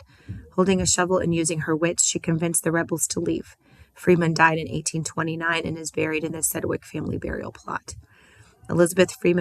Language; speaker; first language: English; native; English